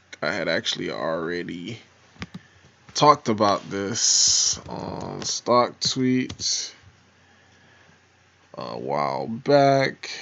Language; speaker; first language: English; native; English